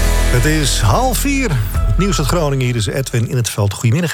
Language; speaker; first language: Dutch; native; Dutch